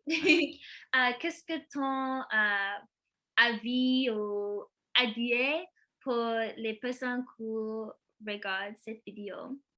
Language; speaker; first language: French; non-native, learner; English